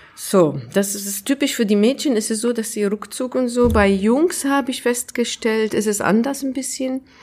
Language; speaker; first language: German; non-native, fluent; Arabic